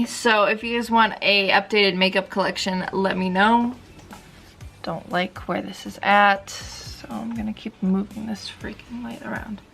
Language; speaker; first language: English; native; English